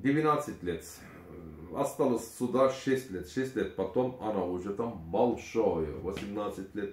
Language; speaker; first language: Russian; non-native, learner; Turkish